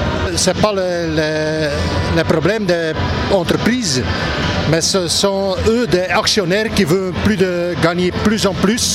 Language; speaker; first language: French; non-native, local second language; Dutch